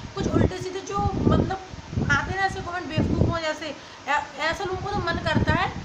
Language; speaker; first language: Hindi; native; Hindi